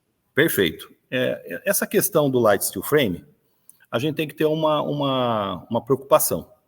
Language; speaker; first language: Portuguese; native; Portuguese